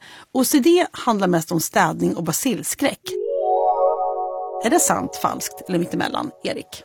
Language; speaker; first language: Swedish; native; Swedish